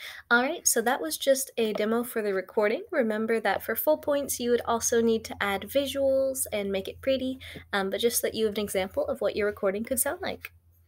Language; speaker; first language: English; native; English